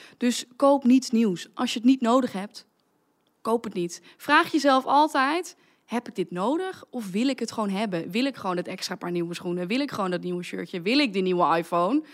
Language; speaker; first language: Dutch; native; Dutch